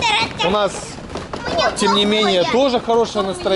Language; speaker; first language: Russian; native; Russian